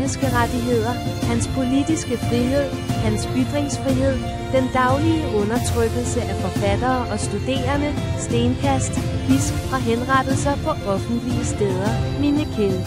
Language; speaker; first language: Danish; non-native, fluent; Persian